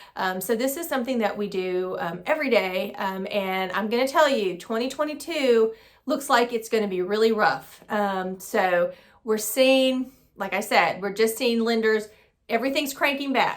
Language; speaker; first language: English; native; English